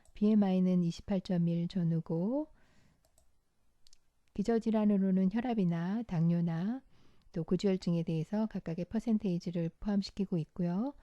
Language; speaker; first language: Korean; native; Korean